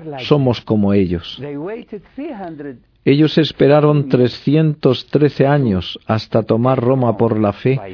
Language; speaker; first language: Spanish; non-native, fluent; Arabic